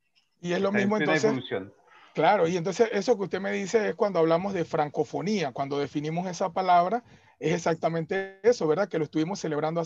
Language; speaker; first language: Spanish; native; Spanish